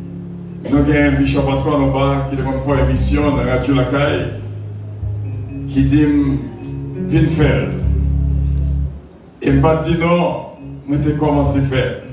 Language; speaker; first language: French; non-native, local second language; Haitian Creole